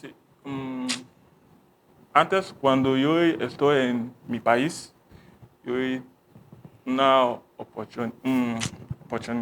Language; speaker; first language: Spanish; non-native, learner; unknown